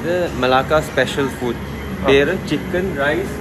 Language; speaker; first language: Malayalam; early bilingual, heritage; Malayalam